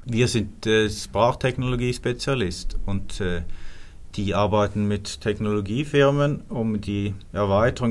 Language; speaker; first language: German; non-native, fluent; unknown